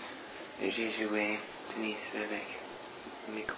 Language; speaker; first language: French; non-native, learner; English